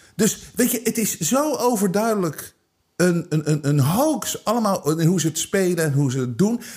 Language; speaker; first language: Dutch; native; Dutch